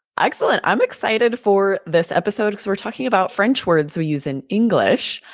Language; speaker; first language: English; native; English